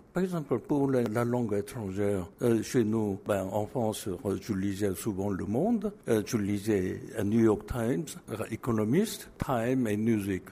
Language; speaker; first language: French; non-native, fluent; Korean